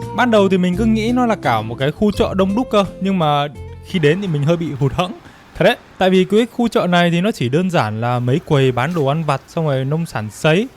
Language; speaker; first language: Vietnamese; native; Vietnamese